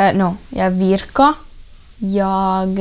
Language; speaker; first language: Swedish; non-native, fluent; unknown